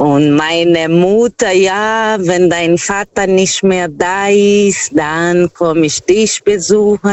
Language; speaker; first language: German; non-native, learner; Portuguese